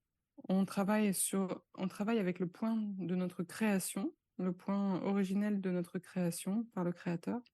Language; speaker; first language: French; native; French